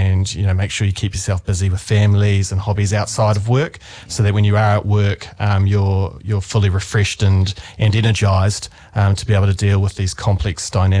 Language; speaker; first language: English; native; English